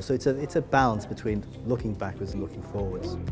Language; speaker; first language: English; native; English